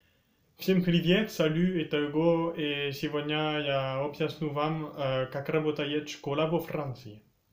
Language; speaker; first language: Russian; early bilingual, heritage; French